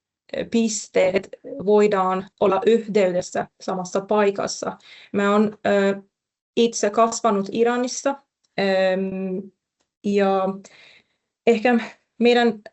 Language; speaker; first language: Finnish; non-native, fluent; Persian